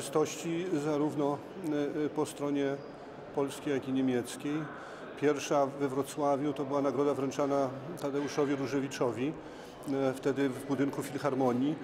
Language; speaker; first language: Polish; native; Polish